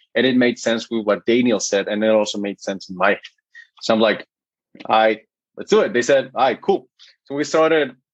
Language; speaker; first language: English; non-native, fluent; Spanish